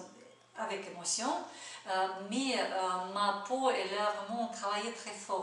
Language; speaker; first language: French; non-native, fluent; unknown